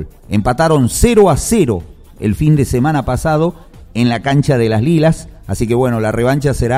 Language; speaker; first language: Spanish; native; Spanish